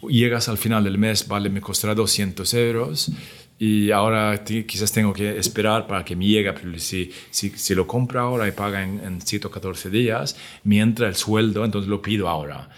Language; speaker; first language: Spanish; non-native, fluent; Swedish